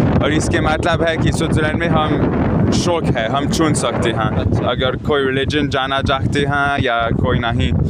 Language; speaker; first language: Hindi; non-native, learner; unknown